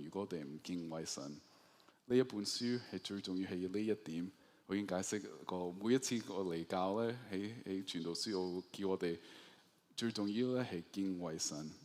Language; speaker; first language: Cantonese; early bilingual, heritage; Cantonese